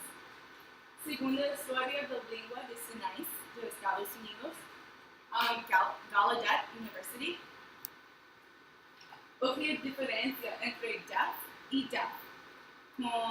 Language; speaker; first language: Portuguese; non-native, fluent; English